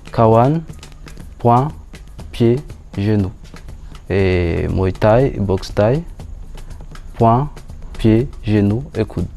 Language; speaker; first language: French; non-native, local second language; Malagasy